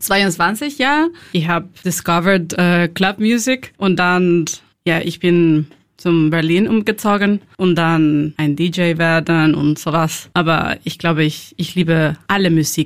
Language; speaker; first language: German; non-native, learner; Spanish